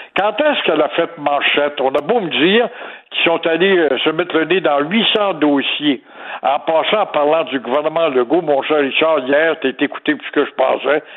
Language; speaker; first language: French; native; French